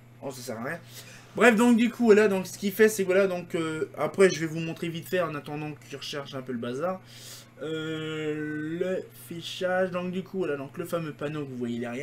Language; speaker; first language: French; native; French